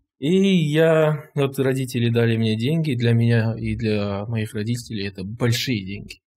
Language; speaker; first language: Russian; non-native, local second language; Kazakh